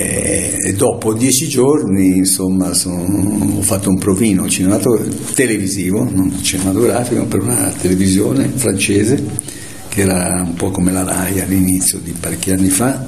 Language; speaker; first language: Italian; native; Italian